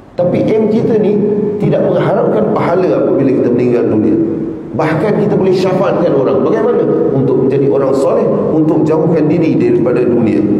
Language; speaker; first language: Malay; native; Malay